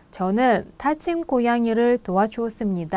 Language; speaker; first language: Korean; non-native, fluent; Russian